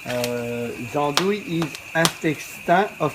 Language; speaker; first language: English; non-native, learner; French